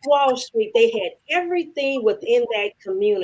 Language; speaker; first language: English; native; English